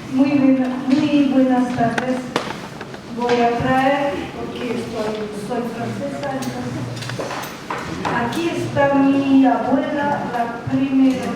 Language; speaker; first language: Spanish; non-native, learner; French